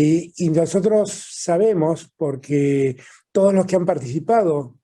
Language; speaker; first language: Spanish; native; Spanish